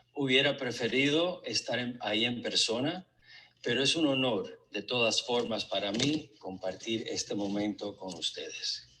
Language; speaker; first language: Spanish; early bilingual, other home language; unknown